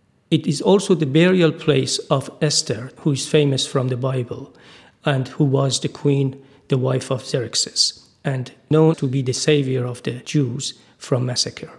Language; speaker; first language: English; non-native, fluent; Persian